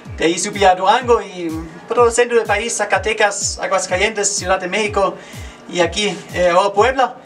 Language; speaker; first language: Spanish; non-native, fluent; German